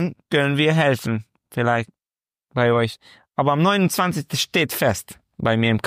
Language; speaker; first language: German; non-native, learner; Romanian